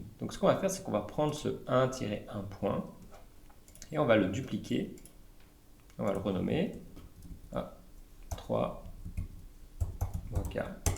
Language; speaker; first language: French; native; French